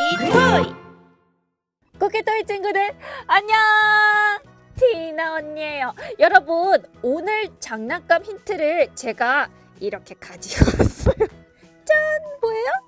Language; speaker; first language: Korean; native; Korean